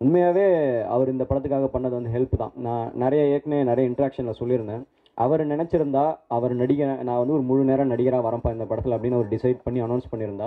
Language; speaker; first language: Tamil; native; Tamil